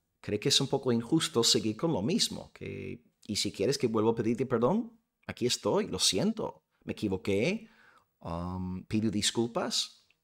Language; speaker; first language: Spanish; non-native, fluent; English